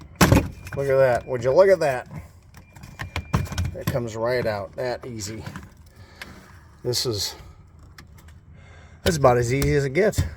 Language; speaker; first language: English; native; English